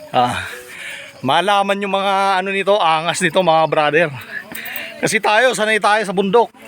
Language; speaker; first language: Filipino; native; Filipino